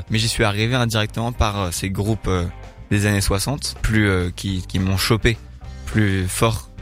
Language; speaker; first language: French; native; French